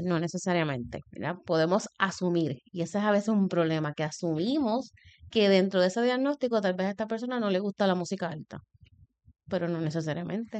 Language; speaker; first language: Spanish; native; Spanish